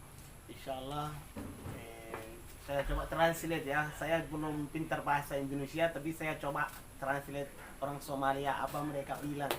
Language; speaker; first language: Indonesian; non-native, learner; Somali